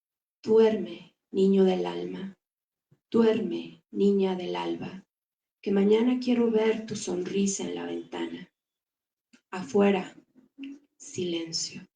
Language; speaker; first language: Spanish; native; Spanish